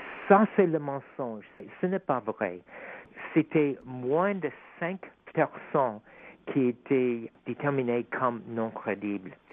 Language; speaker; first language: French; non-native, fluent; English